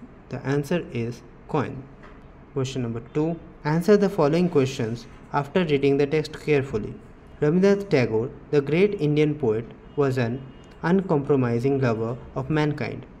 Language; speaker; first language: English; non-native, local second language; Bangla